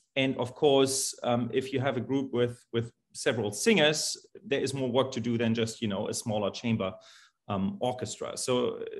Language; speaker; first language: English; non-native, fluent; German